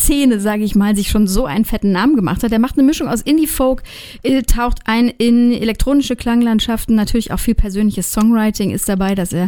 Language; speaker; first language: German; native; German